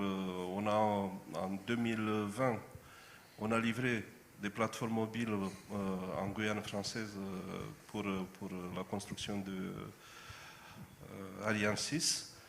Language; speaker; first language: French; non-native, fluent; Romanian